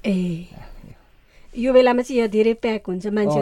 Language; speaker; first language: Nepali; native; Nepali